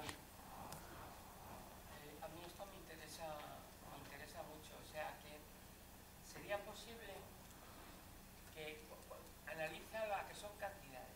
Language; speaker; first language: Spanish; native; Spanish